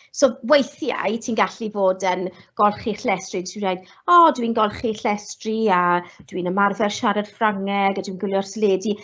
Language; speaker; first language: Welsh; non-native, local second language; English